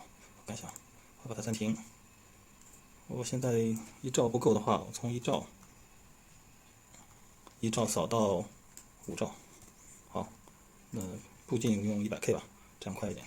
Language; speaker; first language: Chinese; native; Chinese